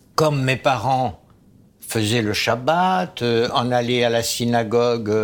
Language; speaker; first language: French; early bilingual, other home language; Arabic